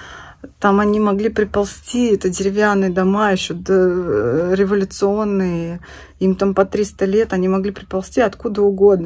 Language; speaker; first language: Russian; native; Russian